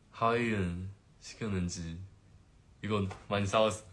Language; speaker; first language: Korean; non-native, fluent; Chinese